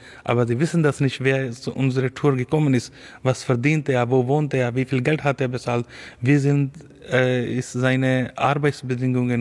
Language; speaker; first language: German; non-native, learner; Urdu